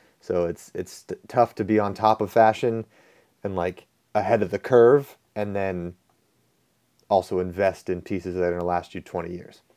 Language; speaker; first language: English; native; English